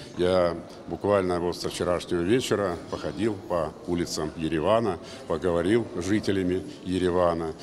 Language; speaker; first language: Russian; native; Russian